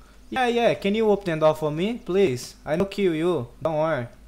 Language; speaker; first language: English; non-native, learner; Portuguese